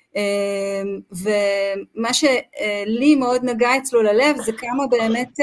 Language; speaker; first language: Hebrew; native; Hebrew